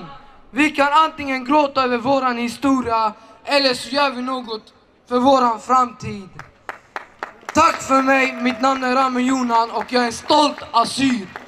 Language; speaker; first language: Swedish; early bilingual, other home language; Assyrian Neo-Aramaic